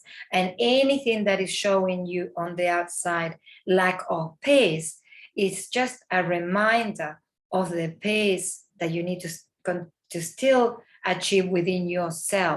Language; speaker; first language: English; non-native, fluent; Spanish